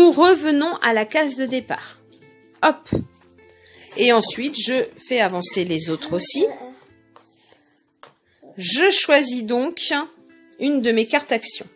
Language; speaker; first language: French; native; French